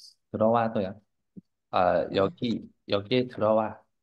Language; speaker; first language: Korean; non-native, fluent; Vietnamese